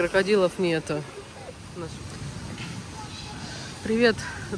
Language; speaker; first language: Russian; native; Russian